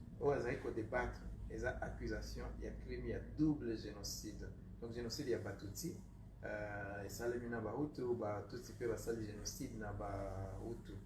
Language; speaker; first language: Lingala; non-native, fluent; Kinyarwanda